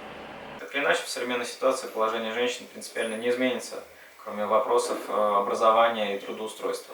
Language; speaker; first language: Russian; native; Russian